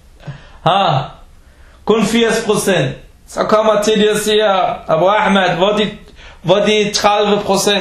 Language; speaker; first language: Danish; early bilingual, other home language; Arabic